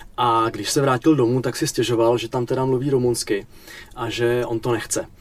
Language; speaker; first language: Czech; native; Czech